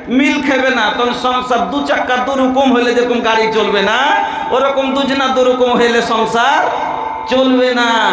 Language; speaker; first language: Bangla; non-native, local second language; Bhojpuri